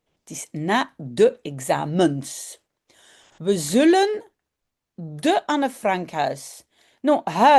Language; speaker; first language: Dutch; non-native, fluent; French